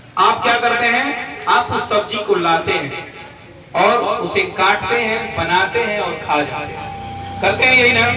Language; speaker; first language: Hindi; native; Hindi